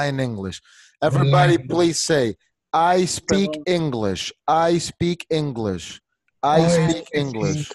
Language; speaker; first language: English; non-native, fluent; Spanish